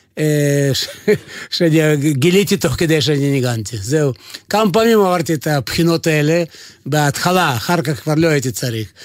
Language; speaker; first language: Hebrew; non-native, fluent; Russian